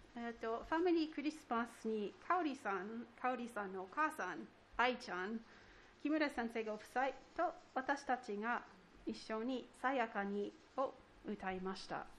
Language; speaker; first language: Japanese; non-native, fluent; English